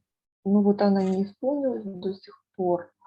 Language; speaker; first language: Russian; native; Russian